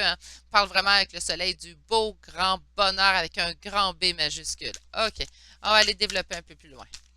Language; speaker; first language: French; native; French